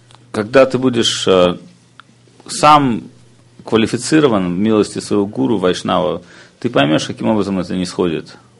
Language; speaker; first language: Russian; native; Russian